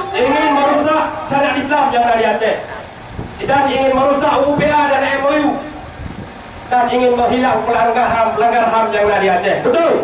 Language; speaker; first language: Malay; non-native, local second language; Achinese